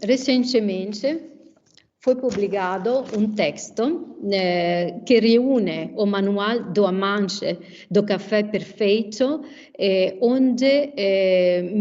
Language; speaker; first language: Portuguese; non-native, fluent; Italian